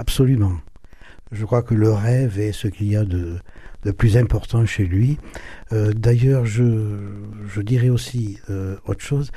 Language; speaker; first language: French; native; French